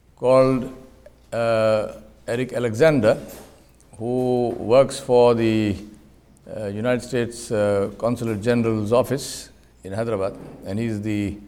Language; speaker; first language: English; non-native, local second language; Urdu